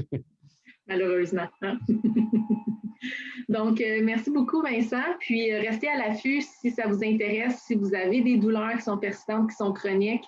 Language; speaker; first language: French; native; French